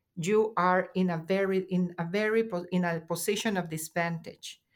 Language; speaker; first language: English; non-native, fluent; Spanish